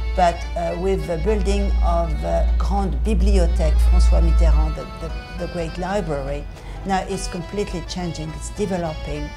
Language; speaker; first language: English; non-native, fluent; French